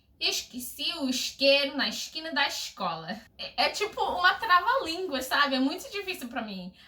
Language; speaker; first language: Portuguese; non-native, fluent; English